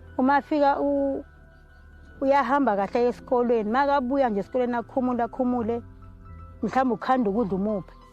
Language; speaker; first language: Zulu; native; Zulu